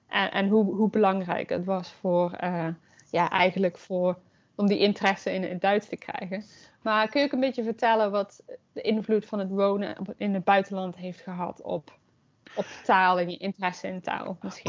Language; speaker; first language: Dutch; native; Dutch